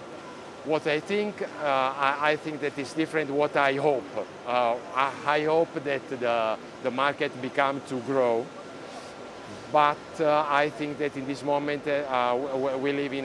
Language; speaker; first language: English; non-native, learner; Italian